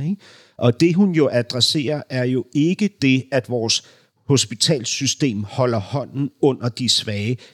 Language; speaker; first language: Danish; early bilingual, other home language; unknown